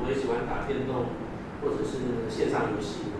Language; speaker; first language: Chinese; native; Chinese